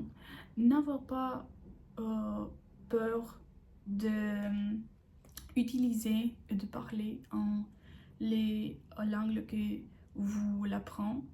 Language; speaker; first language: French; non-native, learner; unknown